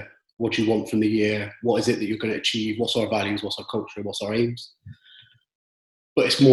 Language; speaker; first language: English; native; English